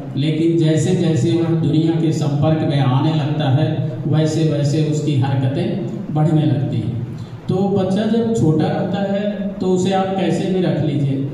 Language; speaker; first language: Hindi; native; Hindi